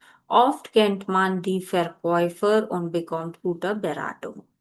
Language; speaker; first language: German; non-native, fluent; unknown